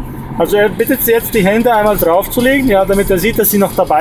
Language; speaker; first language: German; native; German